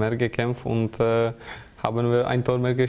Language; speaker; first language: German; non-native, fluent; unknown